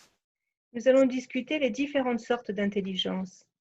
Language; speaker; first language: French; native; French